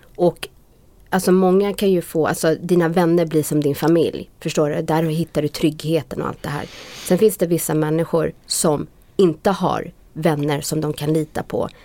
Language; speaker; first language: Swedish; native; Swedish